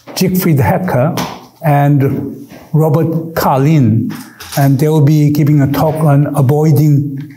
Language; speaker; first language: English; non-native, fluent; Korean